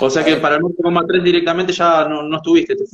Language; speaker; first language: Spanish; native; Spanish